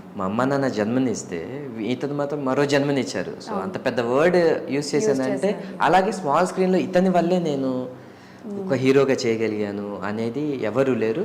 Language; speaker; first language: Telugu; native; Telugu